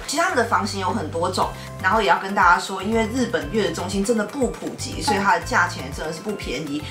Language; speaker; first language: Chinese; native; Chinese